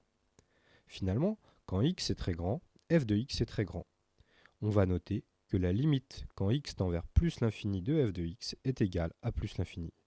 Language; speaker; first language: French; native; French